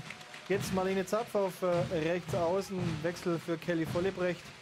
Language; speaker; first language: German; native; German